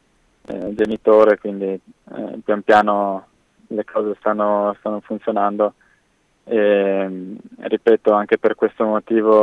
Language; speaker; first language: Italian; native; Italian